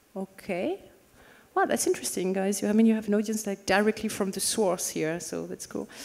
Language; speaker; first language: English; non-native, fluent; French